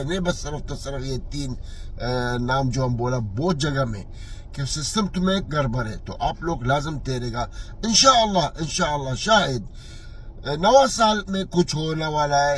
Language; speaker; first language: Hindi; non-native, fluent; Arabic